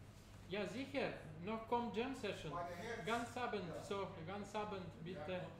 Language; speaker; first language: German; non-native, learner; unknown